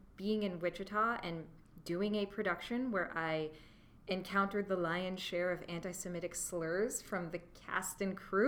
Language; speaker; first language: English; native; English